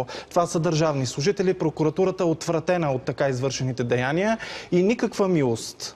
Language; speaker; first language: Bulgarian; native; Bulgarian